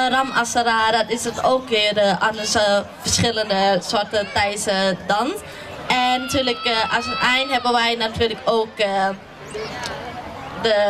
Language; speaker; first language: Dutch; non-native, fluent; Thai